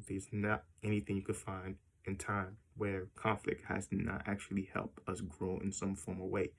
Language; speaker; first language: English; native; English